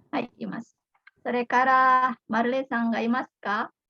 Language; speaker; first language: Japanese; non-native, fluent; Indonesian